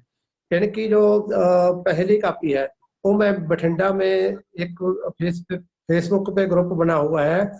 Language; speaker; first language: Hindi; non-native, local second language; Punjabi